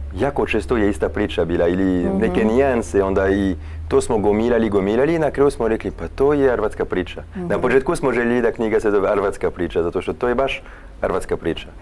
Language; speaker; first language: Croatian; non-native, fluent; French